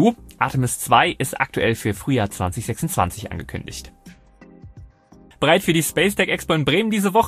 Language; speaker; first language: German; native; German